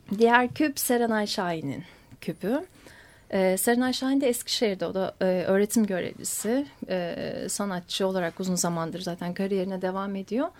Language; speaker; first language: Turkish; native; Turkish